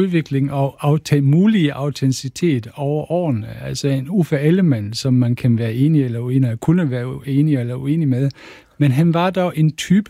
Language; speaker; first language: Danish; non-native, fluent; German